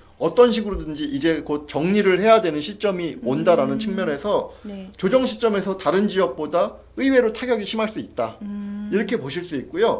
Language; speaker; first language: Korean; native; Korean